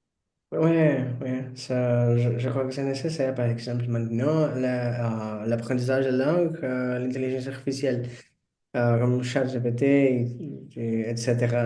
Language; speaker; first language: French; non-native, learner; Portuguese